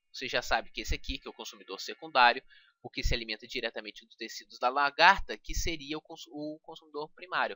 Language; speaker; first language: Portuguese; native; Portuguese